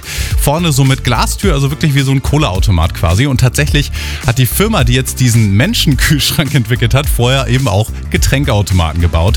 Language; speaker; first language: German; native; German